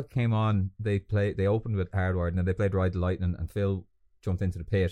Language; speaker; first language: English; native; English